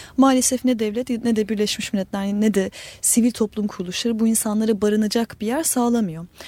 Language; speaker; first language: Turkish; native; Turkish